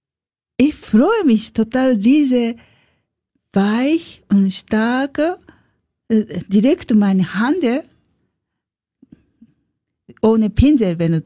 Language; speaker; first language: German; non-native, learner; Japanese